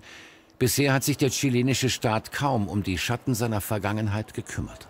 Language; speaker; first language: German; native; German